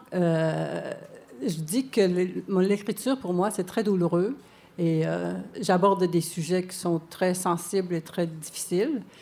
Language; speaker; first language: French; non-native, local second language; Cree